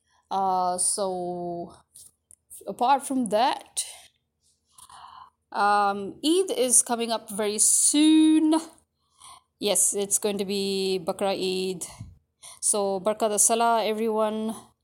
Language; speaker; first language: English; early bilingual, other home language; Urdu